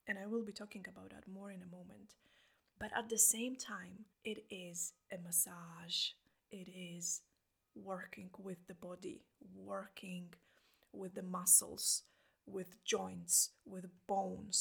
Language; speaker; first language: English; non-native, fluent; Polish